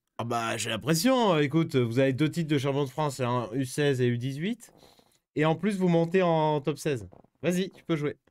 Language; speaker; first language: French; native; French